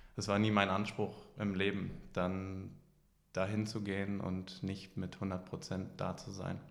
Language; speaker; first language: German; native; German